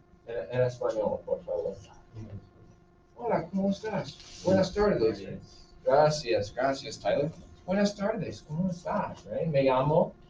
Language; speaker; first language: Spanish; non-native, fluent; English